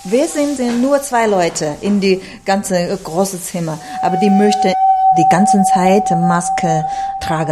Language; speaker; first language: German; non-native, learner; Chinese